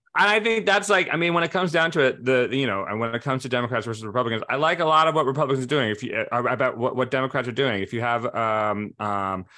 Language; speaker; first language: English; native; English